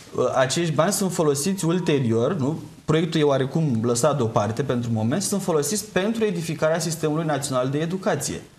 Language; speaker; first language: Romanian; native; Romanian